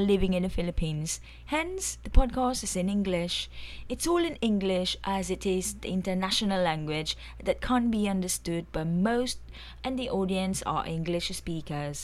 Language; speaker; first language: English; non-native, local second language; Filipino